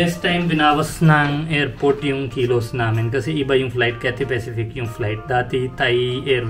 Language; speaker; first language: Filipino; non-native, learner; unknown